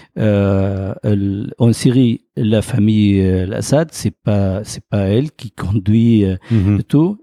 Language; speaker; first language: French; non-native, fluent; Arabic